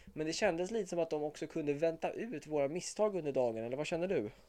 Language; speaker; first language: Swedish; native; Swedish